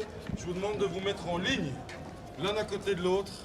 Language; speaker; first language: French; native; French